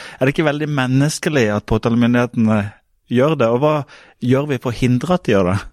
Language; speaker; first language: Norwegian; native; Norwegian